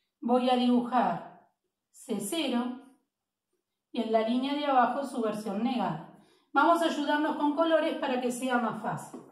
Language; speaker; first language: Spanish; native; Spanish